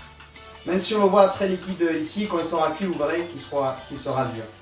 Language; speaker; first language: French; non-native, learner; Spanish